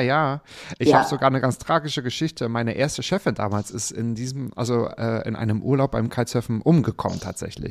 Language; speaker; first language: German; native; German